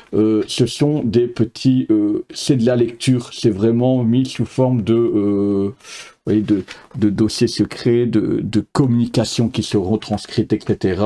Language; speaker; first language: French; native; French